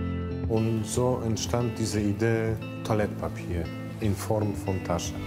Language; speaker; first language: German; non-native, local second language; Polish